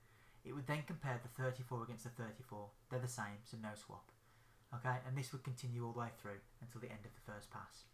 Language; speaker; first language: English; native; English